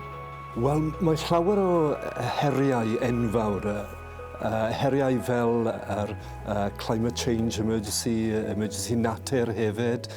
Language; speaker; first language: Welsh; non-native, local second language; English